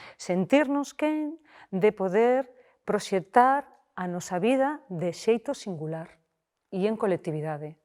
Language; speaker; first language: Galician; non-native, local second language; Spanish